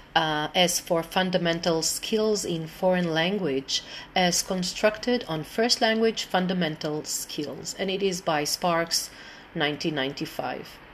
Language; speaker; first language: English; non-native, fluent; Hebrew